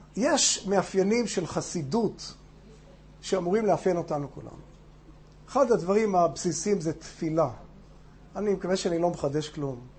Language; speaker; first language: Hebrew; non-native, fluent; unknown